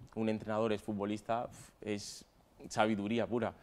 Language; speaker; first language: Spanish; native; Spanish